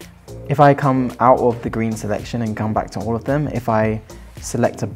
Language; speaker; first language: English; native; English